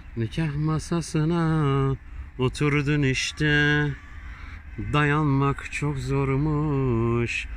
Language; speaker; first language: Turkish; early bilingual, heritage; Turkish